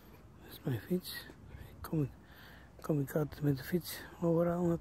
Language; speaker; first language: Dutch; non-native, learner; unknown